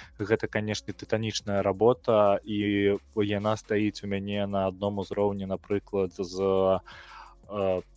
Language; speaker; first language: Belarusian; non-native, local second language; Russian